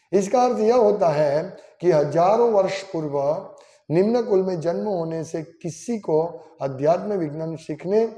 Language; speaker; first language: Hindi; non-native, local second language; Gujarati